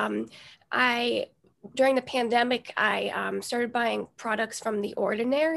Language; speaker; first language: English; native; English